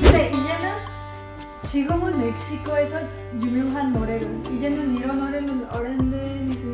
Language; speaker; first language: Korean; non-native, learner; Spanish